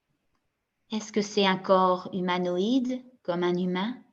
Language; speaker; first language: French; native; French